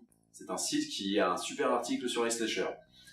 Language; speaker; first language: French; native; French